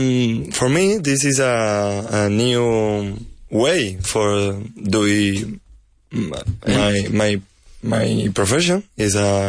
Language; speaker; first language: English; non-native, learner; Spanish